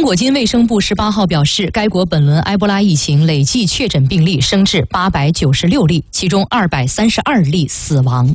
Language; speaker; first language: Chinese; native; Chinese